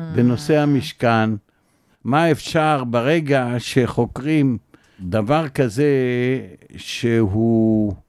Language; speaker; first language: Hebrew; native; Hebrew